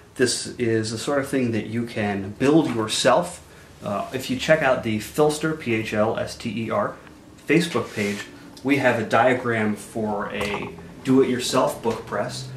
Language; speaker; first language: English; native; English